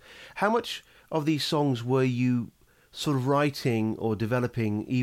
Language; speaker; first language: English; native; English